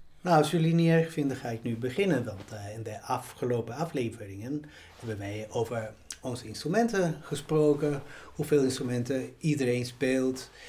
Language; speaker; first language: Dutch; non-native, fluent; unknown